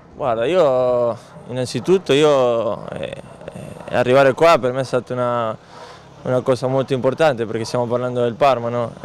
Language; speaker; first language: Italian; non-native, fluent; Spanish